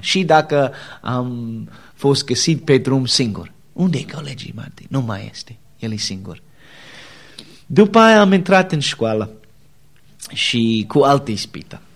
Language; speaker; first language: Romanian; non-native, learner; English